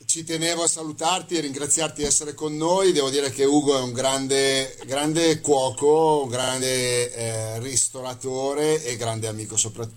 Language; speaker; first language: Italian; native; Italian